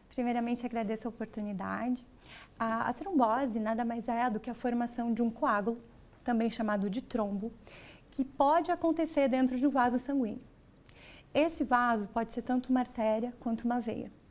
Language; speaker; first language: Portuguese; native; Portuguese